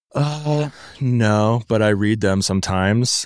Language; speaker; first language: English; native; English